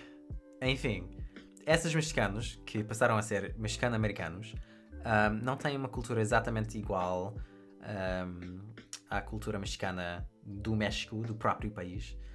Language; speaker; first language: Portuguese; non-native, fluent; English